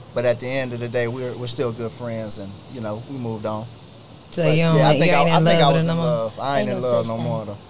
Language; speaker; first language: English; native; English